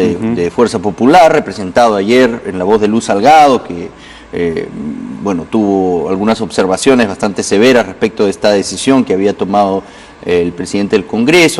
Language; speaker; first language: Spanish; native; Spanish